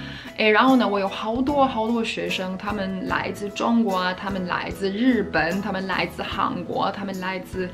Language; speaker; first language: Chinese; non-native, fluent; English